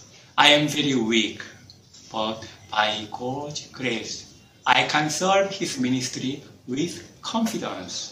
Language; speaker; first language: English; non-native, fluent; Korean